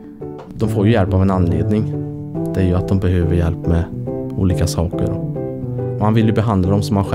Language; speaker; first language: Swedish; native; Swedish